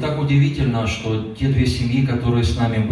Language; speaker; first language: Russian; native; Russian